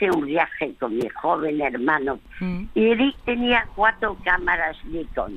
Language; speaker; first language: Spanish; early bilingual, other home language; French